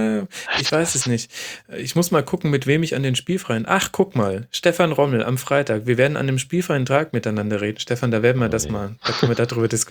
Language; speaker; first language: German; native; German